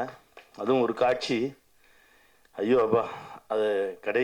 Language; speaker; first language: Tamil; native; Tamil